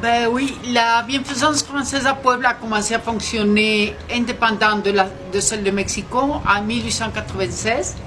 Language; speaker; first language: French; non-native, fluent; Spanish